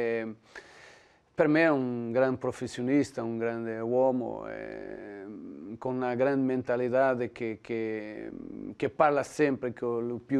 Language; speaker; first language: Italian; non-native, learner; Portuguese